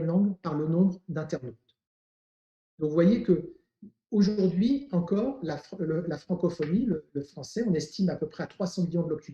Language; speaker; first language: French; native; French